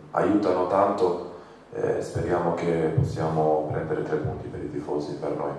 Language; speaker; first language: Italian; non-native, fluent; Croatian